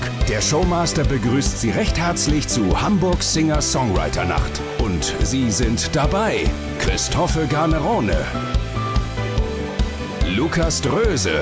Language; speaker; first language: German; native; German